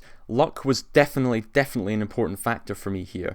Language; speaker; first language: English; native; English